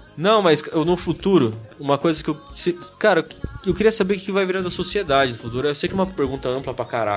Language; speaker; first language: Portuguese; native; Portuguese